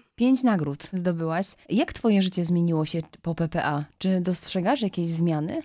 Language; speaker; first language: Polish; native; Polish